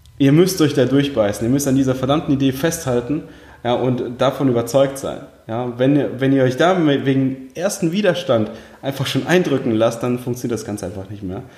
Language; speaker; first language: German; early bilingual, other home language; Russian